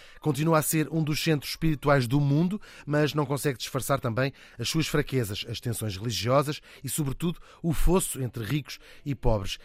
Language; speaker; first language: Portuguese; native; Portuguese